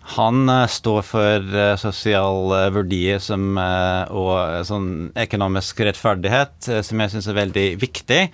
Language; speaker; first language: Norwegian; non-native, fluent; English